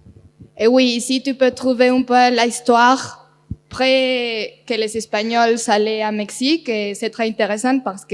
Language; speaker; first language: French; non-native, learner; Spanish